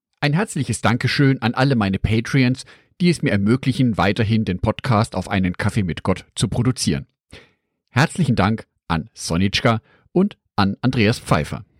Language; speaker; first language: German; native; German